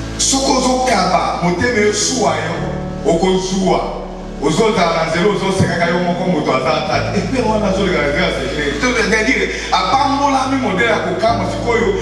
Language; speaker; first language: Lingala; native; Lingala